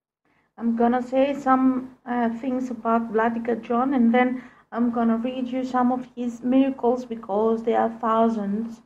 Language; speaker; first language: English; non-native, fluent; Greek